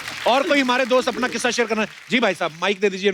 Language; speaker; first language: Hindi; native; Hindi